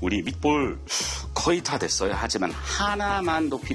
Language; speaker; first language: Korean; non-native, learner; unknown